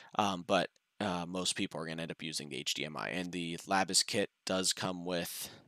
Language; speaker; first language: English; native; English